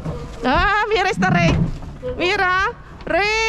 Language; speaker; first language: Spanish; non-native, learner; Filipino